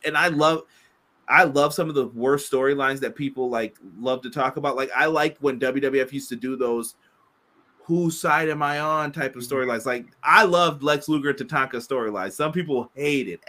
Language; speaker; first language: English; native; English